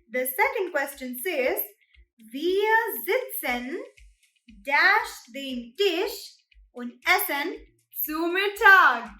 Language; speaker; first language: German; non-native, learner; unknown